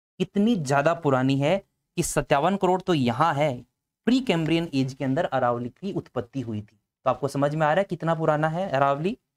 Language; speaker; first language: Hindi; native; Hindi